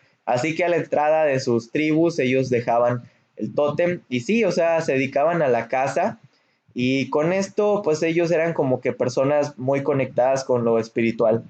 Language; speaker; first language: Spanish; native; Spanish